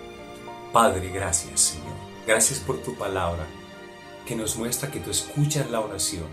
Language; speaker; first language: Spanish; native; Spanish